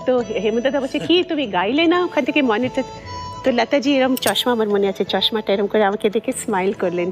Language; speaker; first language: Bangla; non-native, local second language; Tamil